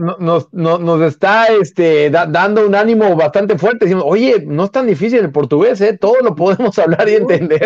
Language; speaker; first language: Spanish; native; Spanish